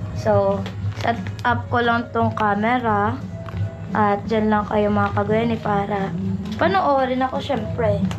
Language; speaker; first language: Filipino; non-native, local second language; Bikol